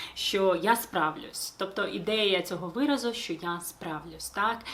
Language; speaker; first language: Ukrainian; non-native, local second language; Russian